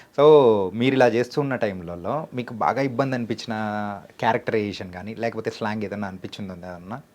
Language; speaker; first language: Telugu; native; Telugu